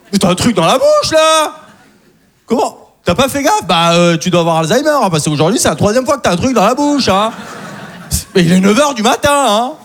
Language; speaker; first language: French; early bilingual, other home language; Arabic